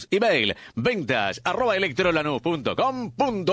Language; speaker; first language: Spanish; native; Spanish